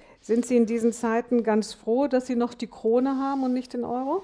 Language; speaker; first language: German; native; German